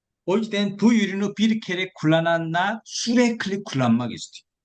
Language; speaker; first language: Turkish; non-native, fluent; Korean